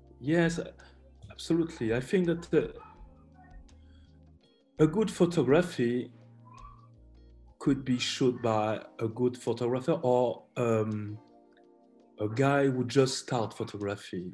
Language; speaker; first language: English; non-native, learner; French